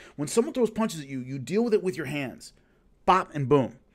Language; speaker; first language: English; native; English